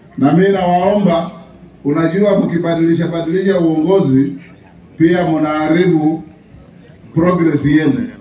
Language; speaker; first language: Swahili; non-native, local second language; Luyia